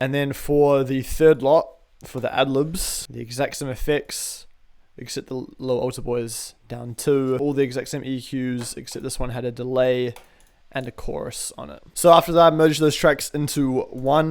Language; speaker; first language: English; native; English